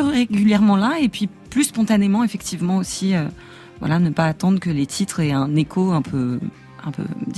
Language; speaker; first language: French; native; French